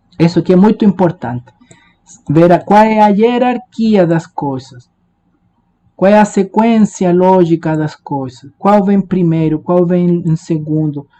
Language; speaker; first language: Portuguese; non-native, fluent; Spanish